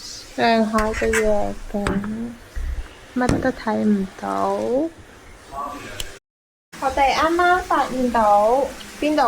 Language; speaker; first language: Chinese; native; Chinese